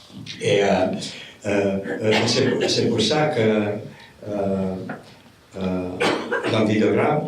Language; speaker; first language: French; non-native, fluent; Romanian